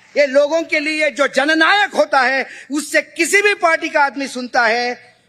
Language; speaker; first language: Hindi; non-native, local second language; Marathi